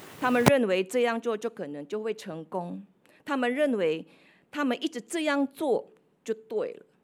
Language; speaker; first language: Chinese; non-native, fluent; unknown